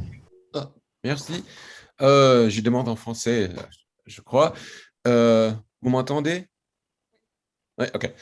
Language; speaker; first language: French; non-native, fluent; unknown